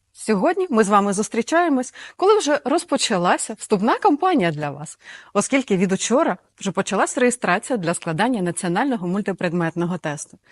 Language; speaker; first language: Ukrainian; native; Ukrainian